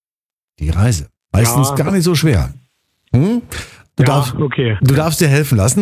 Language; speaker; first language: German; native; German